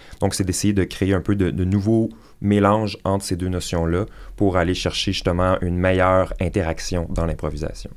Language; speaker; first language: French; native; French